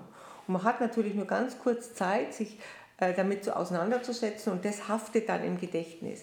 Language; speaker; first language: German; native; German